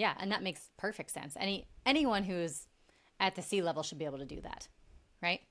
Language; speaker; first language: English; native; English